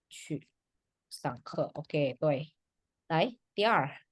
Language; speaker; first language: Chinese; non-native, fluent; Indonesian